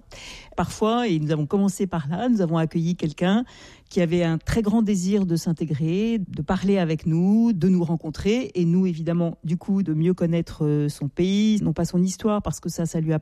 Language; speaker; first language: French; native; French